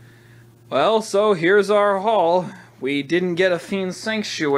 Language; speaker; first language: English; native; English